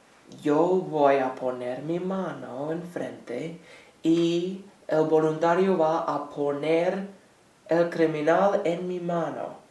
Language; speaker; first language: Spanish; non-native, fluent; English